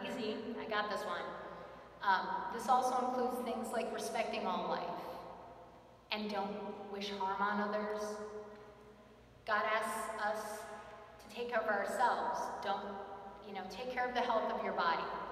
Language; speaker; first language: English; native; English